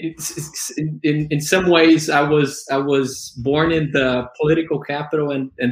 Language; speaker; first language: English; non-native, fluent; Portuguese